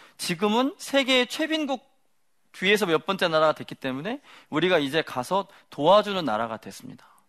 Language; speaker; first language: Korean; native; Korean